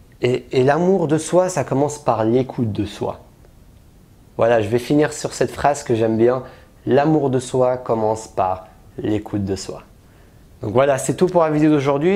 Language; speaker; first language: French; native; French